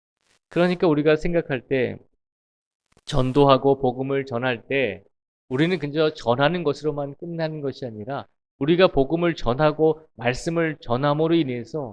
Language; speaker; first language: Korean; native; Korean